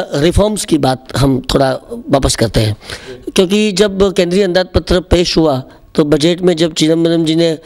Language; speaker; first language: Hindi; non-native, local second language; Gujarati